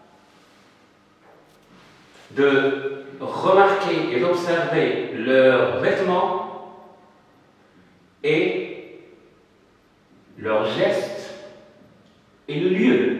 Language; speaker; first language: French; non-native, local second language; Arabic